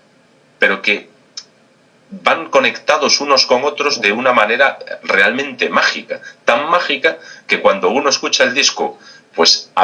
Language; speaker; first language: Spanish; native; Spanish